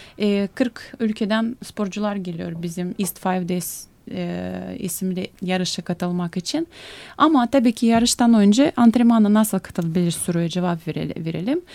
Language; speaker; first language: Turkish; non-native, fluent; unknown